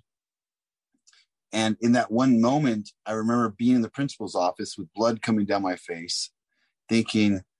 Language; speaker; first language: English; native; English